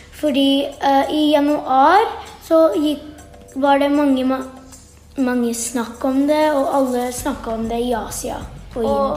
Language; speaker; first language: Norwegian; early bilingual, heritage; Norwegian